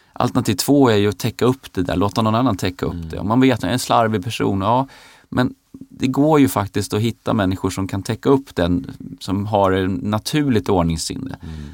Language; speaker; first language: Swedish; native; Swedish